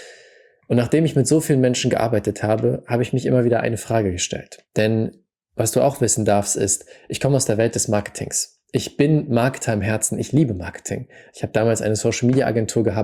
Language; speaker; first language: German; native; German